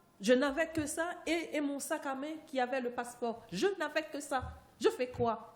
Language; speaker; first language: French; non-native, local second language; Haitian Creole